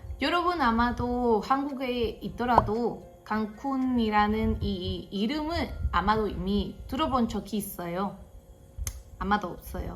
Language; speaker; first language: Korean; non-native, fluent; Spanish